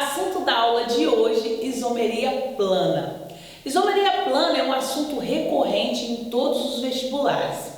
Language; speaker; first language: Portuguese; native; Portuguese